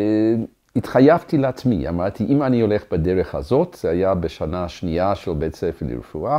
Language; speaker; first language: Hebrew; non-native, fluent; English